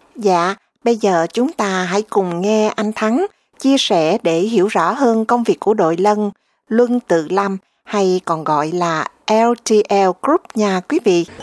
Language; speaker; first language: Vietnamese; native; Vietnamese